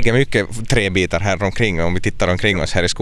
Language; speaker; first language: Swedish; native; Swedish